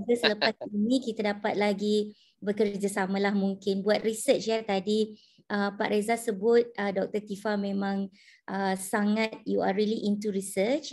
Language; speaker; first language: Malay; native; Malay